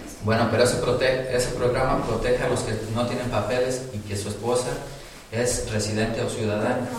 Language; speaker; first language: Spanish; native; Spanish